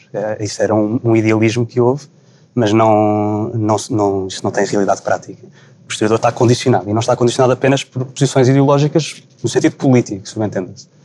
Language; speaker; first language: Portuguese; native; Portuguese